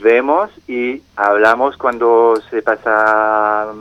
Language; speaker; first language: Spanish; non-native, fluent; French